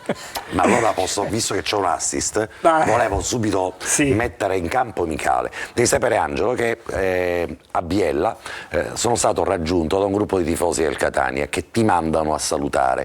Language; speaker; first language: Italian; native; Italian